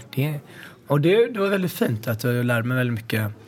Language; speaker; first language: Swedish; native; Swedish